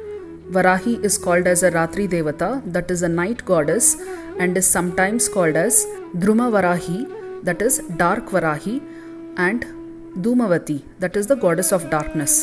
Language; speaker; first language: English; non-native, local second language; Kannada